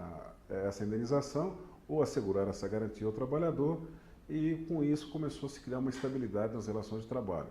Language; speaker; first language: Portuguese; native; Portuguese